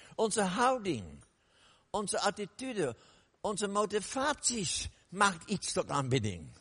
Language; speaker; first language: Dutch; non-native, fluent; English